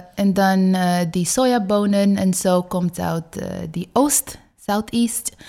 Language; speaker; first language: Dutch; non-native, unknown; Bangla